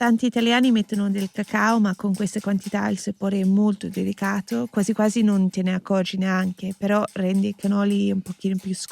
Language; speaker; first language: Italian; non-native, fluent; English